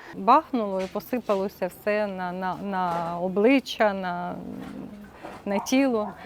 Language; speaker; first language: Ukrainian; non-native, local second language; Russian